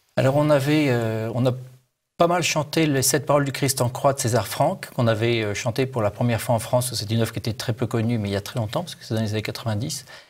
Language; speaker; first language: French; native; French